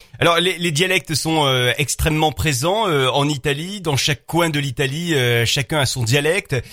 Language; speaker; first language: French; native; French